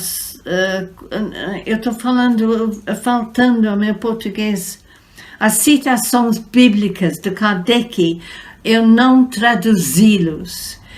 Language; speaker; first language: Portuguese; non-native, fluent; English